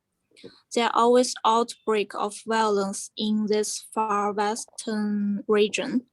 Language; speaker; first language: English; non-native, fluent; Chinese